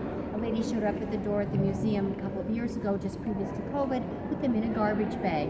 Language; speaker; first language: English; native; English